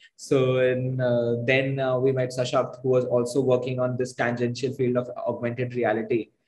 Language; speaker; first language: English; non-native, local second language; Hindi